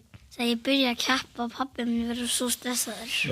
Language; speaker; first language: Icelandic; early bilingual, other home language; Portuguese